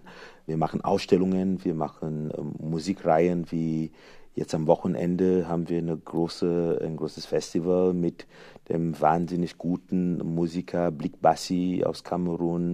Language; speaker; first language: German; non-native, fluent; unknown